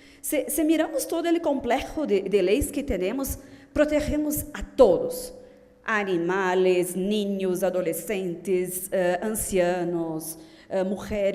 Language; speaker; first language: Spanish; non-native, fluent; Portuguese